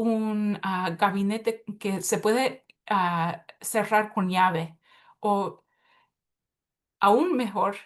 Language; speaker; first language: Spanish; early bilingual, heritage; Spanish